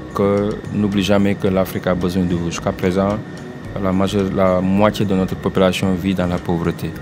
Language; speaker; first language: French; non-native, local second language; Wolof